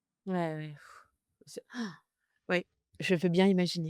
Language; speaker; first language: French; native; French